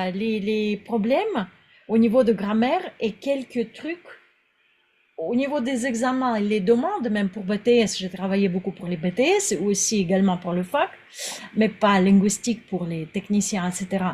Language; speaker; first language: French; non-native, fluent; Russian